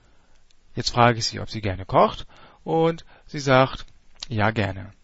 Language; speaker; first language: German; native; German